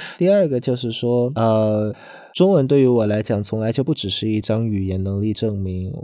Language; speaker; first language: Chinese; non-native, fluent; Vietnamese